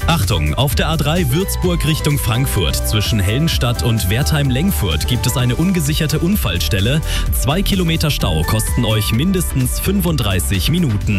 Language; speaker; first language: German; native; German